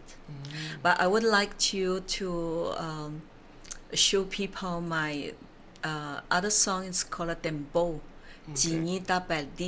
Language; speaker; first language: English; non-native, learner; Chinese